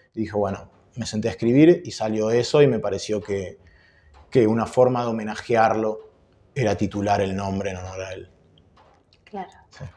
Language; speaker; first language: Spanish; native; Spanish